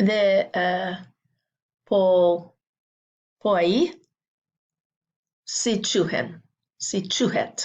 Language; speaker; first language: Albanian; non-native, learner; English